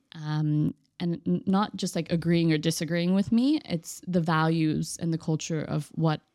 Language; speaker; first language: English; native; English